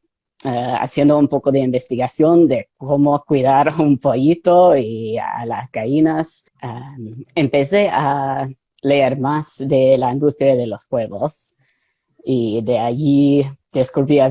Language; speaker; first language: Spanish; non-native, fluent; English